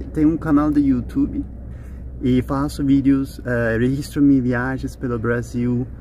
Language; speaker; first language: Portuguese; non-native, learner; Turkish